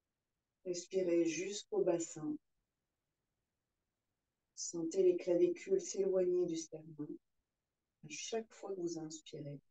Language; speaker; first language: French; native; French